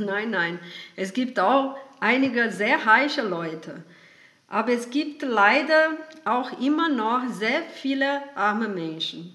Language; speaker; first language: German; non-native, fluent; Portuguese